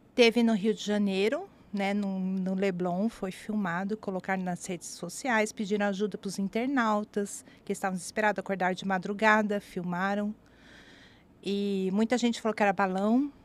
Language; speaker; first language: Portuguese; native; Portuguese